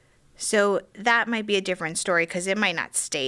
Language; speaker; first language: English; native; English